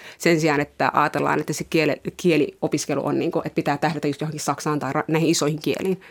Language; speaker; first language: Finnish; early bilingual, other home language; Somali